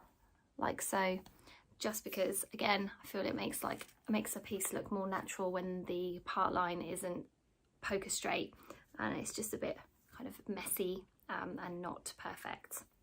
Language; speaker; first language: English; native; English